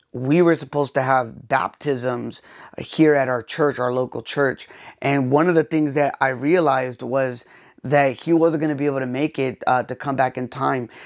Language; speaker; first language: English; early bilingual, other home language; Spanish